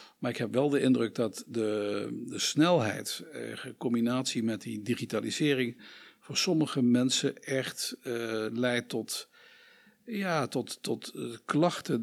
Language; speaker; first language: Dutch; native; Dutch